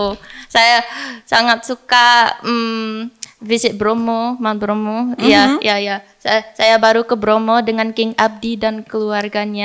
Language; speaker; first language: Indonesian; early bilingual, heritage; English